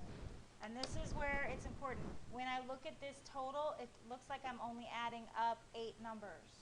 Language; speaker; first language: English; native; English